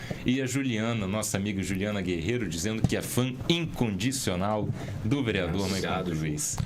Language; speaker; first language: Portuguese; native; Portuguese